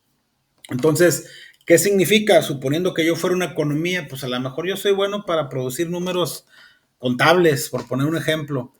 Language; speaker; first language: Spanish; native; Spanish